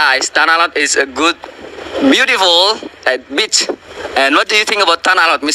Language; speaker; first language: English; non-native, learner; Indonesian